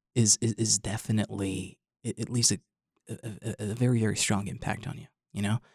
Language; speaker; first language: English; non-native, fluent; Arabic